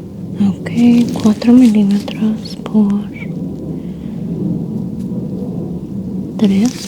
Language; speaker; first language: Spanish; early bilingual, heritage; Spanish